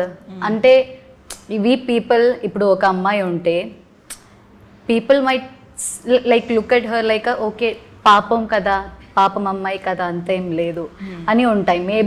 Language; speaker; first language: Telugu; non-native, learner; Malayalam